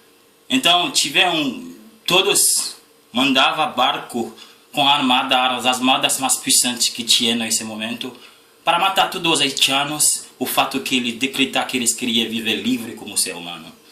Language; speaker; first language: Portuguese; non-native, learner; Haitian Creole